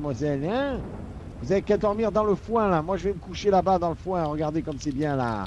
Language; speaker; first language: French; native; French